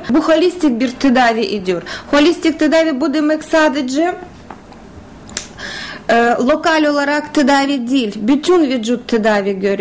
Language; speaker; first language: Turkish; non-native, learner; Russian